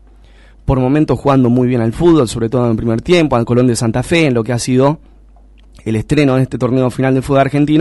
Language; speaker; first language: Spanish; native; Spanish